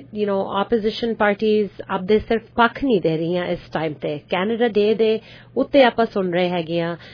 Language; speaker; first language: Punjabi; early bilingual, heritage; Punjabi